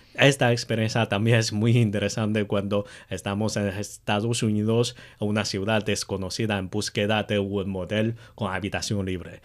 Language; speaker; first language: Spanish; non-native, fluent; Chinese